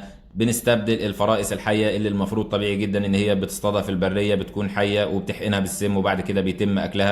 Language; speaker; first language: Arabic; native; Arabic